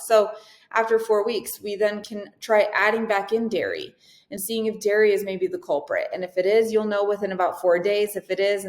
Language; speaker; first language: English; native; English